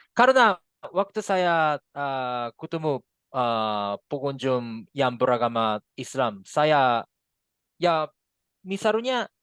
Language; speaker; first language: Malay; non-native, fluent; Japanese